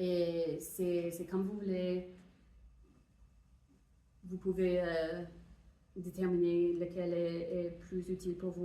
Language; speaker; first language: French; non-native, fluent; English